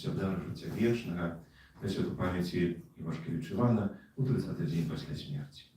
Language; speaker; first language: Polish; non-native, learner; Russian